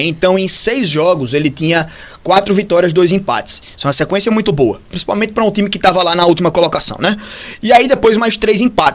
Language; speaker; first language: Portuguese; native; Portuguese